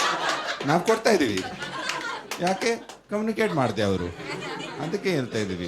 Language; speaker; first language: Kannada; non-native, learner; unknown